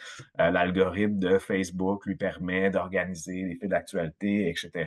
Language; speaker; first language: French; native; French